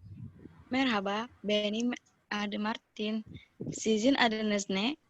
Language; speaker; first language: Turkish; non-native, learner; Indonesian